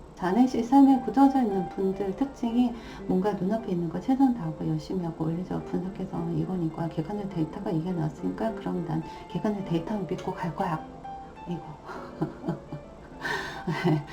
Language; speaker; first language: Korean; native; Korean